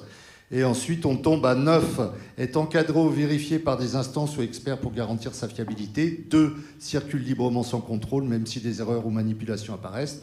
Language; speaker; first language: French; native; French